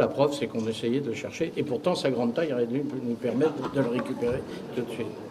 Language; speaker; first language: French; native; French